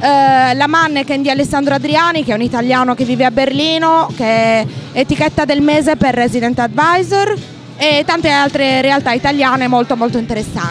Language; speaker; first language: Italian; native; Italian